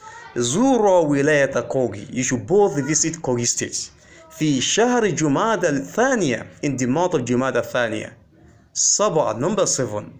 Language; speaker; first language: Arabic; non-native, fluent; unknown